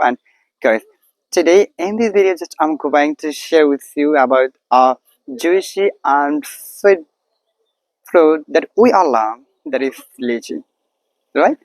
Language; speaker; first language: English; non-native, local second language; Bangla